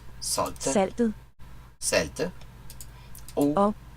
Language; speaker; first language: Danish; non-native, learner; English